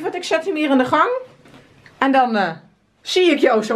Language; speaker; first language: Dutch; native; Dutch